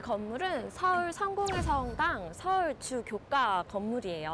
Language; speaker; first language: Korean; native; Korean